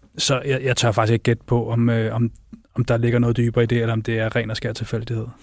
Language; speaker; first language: Danish; native; Danish